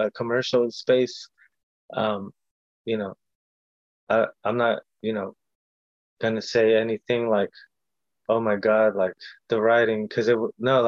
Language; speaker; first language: English; early bilingual, other home language; Spanish